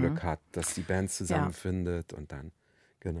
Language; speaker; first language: German; native; German